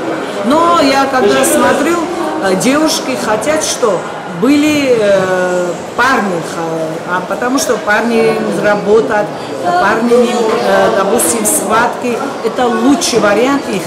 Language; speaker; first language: Russian; non-native, learner; Georgian